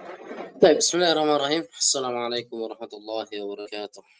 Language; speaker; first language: Arabic; non-native, fluent; Indonesian